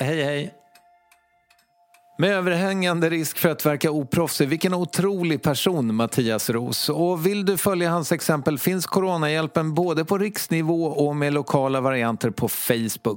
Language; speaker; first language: Swedish; native; Swedish